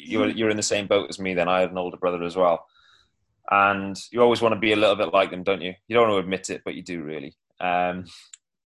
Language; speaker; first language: English; native; English